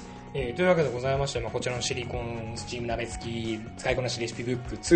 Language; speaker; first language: Japanese; native; Japanese